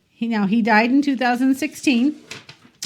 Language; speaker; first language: English; native; English